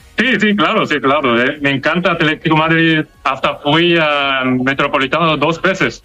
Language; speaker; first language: Spanish; non-native, fluent; Korean